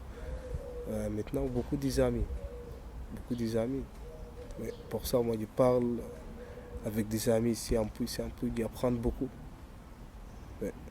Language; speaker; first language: French; non-native, learner; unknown